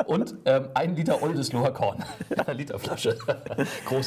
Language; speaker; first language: German; native; German